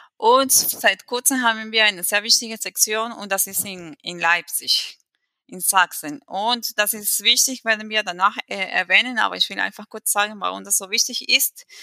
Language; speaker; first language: German; non-native, fluent; Spanish